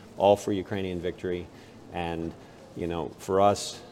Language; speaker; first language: English; non-native, fluent; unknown